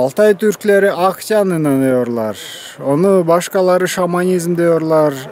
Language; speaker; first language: Turkish; non-native, learner; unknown